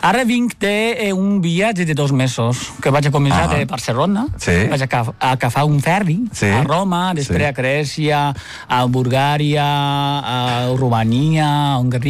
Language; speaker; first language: Catalan; non-native, fluent; Chinese